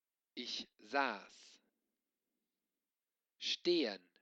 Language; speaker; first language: German; non-native, local second language; Luxembourgish